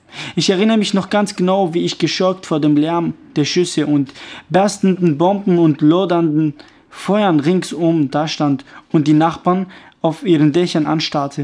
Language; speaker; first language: German; early bilingual, other home language; Kurdish